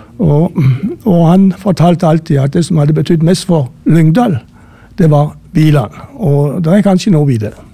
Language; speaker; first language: Norwegian; native; Norwegian